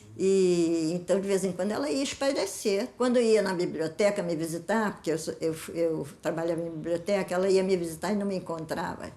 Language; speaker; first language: Portuguese; native; Portuguese